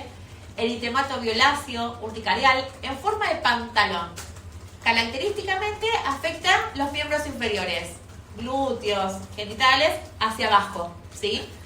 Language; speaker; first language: Spanish; native; Spanish